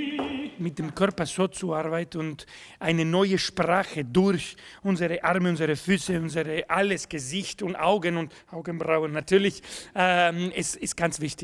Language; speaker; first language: German; non-native, fluent; Spanish